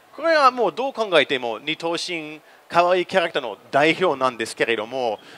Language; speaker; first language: Japanese; non-native, fluent; English